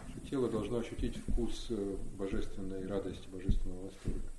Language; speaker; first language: Russian; native; Russian